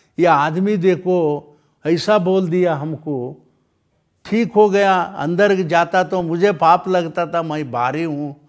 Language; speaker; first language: Hindi; non-native, local second language; Kannada